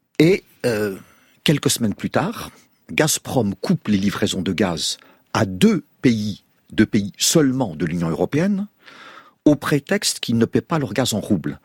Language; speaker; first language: French; native; French